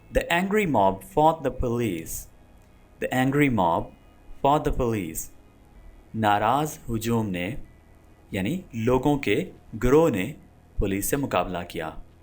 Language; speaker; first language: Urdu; non-native, local second language; Punjabi